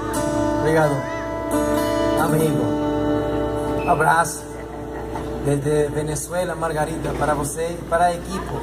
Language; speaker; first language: Portuguese; non-native, learner; Spanish